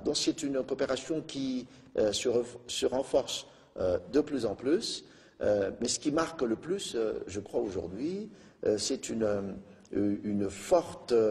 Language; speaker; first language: French; non-native, local second language; Malagasy